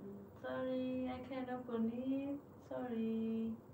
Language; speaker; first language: English; non-native, learner; Vietnamese